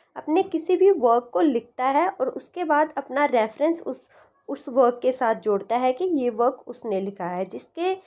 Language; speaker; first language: Hindi; native; Hindi